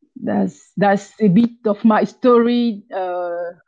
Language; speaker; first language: English; non-native, local second language; French